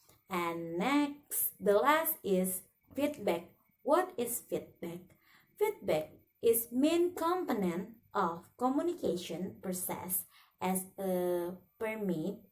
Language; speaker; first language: English; non-native, learner; Indonesian